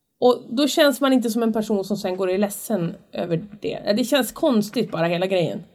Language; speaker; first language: Swedish; native; Swedish